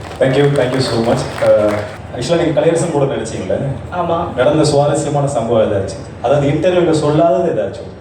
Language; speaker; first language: Tamil; native; Tamil